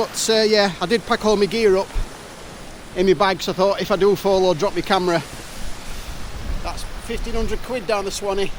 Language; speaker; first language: English; native; English